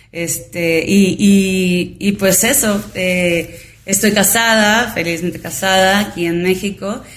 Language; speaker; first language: Spanish; native; Spanish